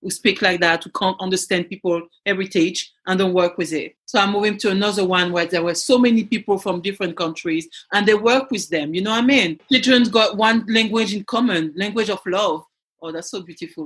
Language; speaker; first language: English; non-native, fluent; French